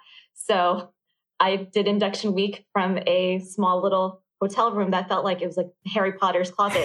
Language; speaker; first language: English; early bilingual, other home language; Vietnamese